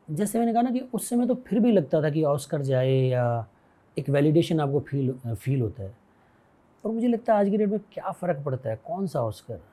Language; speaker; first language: Hindi; native; Hindi